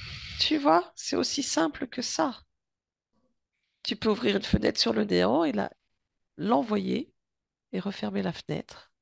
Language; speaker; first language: French; native; French